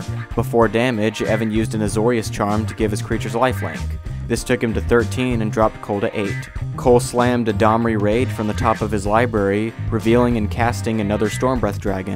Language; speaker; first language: English; native; English